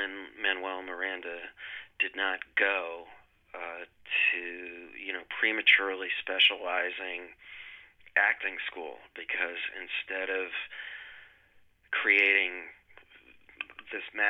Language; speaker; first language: English; native; English